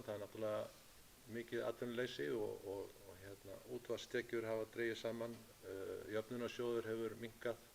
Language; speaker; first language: Icelandic; native; Icelandic